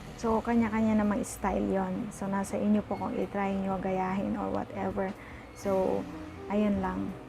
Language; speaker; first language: Filipino; non-native, local second language; Iloko